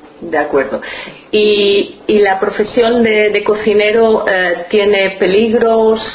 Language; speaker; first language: Spanish; native; Spanish